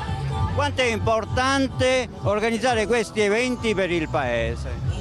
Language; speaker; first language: Italian; native; Italian